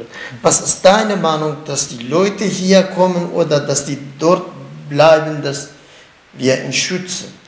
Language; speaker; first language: German; non-native, learner; Kurdish